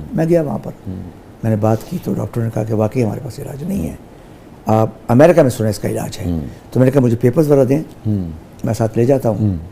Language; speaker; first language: Urdu; native; Urdu